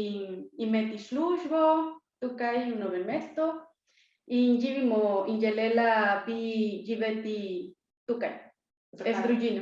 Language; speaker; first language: Slovenian; non-native, learner; Spanish